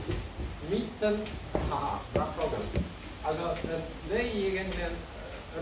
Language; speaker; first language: Swedish; non-native, learner; Russian